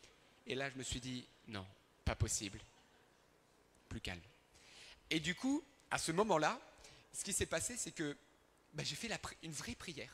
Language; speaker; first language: French; early bilingual, other home language; Arabic